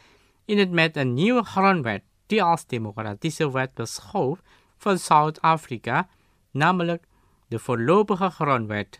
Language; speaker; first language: Dutch; non-native, learner; Indonesian